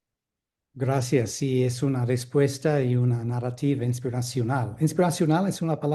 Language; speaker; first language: Spanish; non-native, fluent; English